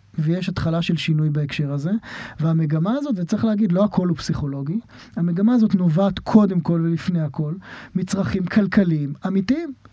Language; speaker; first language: Hebrew; native; Hebrew